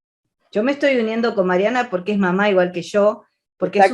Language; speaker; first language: Spanish; native; Spanish